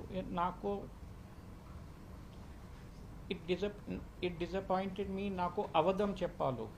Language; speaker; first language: Telugu; early bilingual, heritage; Telugu